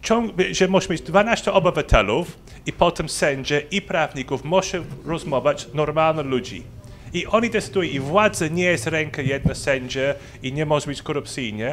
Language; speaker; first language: Polish; early bilingual, heritage; English